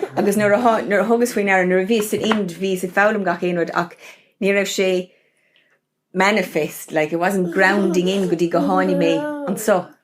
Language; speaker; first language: Irish; non-native, local second language; English